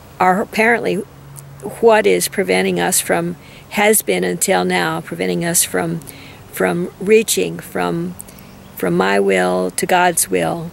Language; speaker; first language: English; native; English